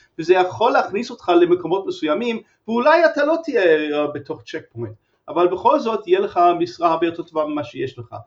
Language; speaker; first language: Hebrew; non-native, fluent; English